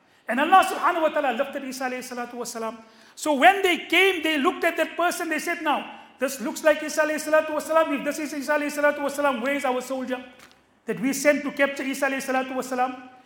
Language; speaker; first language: English; native; English